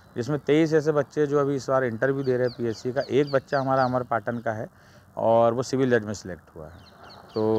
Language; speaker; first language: Hindi; native; Hindi